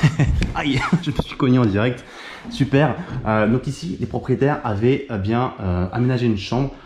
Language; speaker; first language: French; native; French